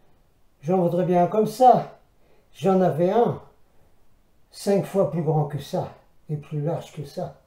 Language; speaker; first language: French; native; French